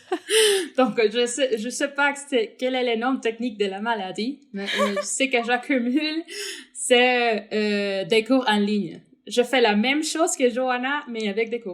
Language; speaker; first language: French; non-native, fluent; Spanish